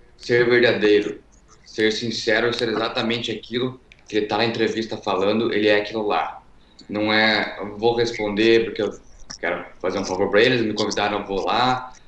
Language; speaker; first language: Portuguese; native; Portuguese